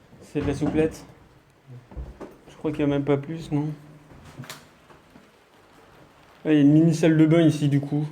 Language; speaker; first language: French; native; French